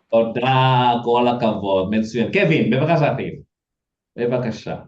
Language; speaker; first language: Hebrew; non-native, fluent; Indonesian